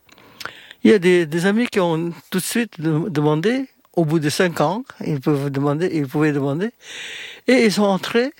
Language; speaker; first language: French; non-native, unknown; Indonesian